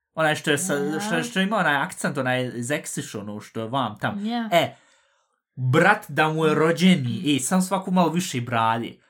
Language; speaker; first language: Bosnian; early bilingual, heritage; Bosnian